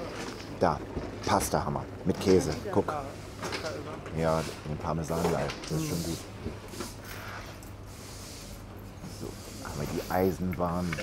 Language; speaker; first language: German; native; German